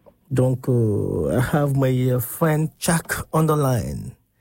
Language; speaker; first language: English; non-native, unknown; Wolof